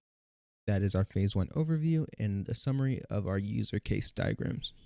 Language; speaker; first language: English; native; English